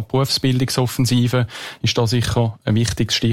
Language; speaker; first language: German; native; German